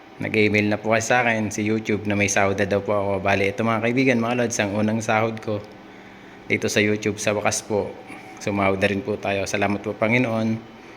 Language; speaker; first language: Filipino; native; Filipino